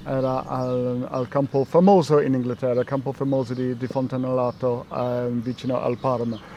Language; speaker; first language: Italian; non-native, fluent; English